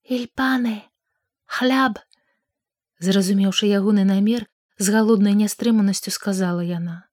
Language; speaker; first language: Belarusian; native; Belarusian